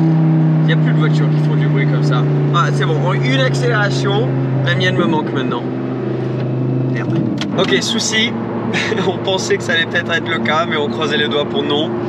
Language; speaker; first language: French; native; French